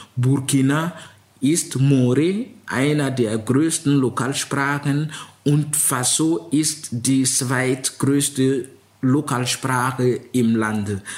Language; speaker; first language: German; non-native, fluent; Mossi